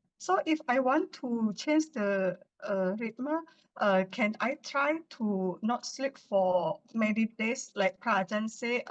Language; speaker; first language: English; non-native, learner; Indonesian